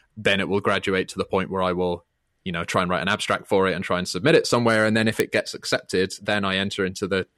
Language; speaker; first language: English; native; English